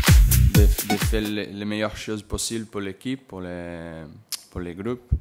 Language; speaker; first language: French; non-native, learner; Portuguese